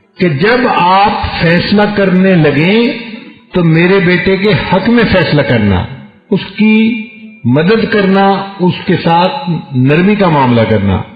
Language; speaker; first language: Urdu; non-native, local second language; Punjabi